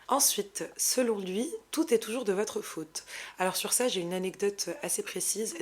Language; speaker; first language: French; non-native, local second language; Arabic